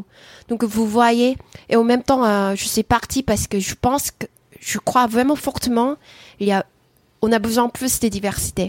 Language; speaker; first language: French; non-native, fluent; Korean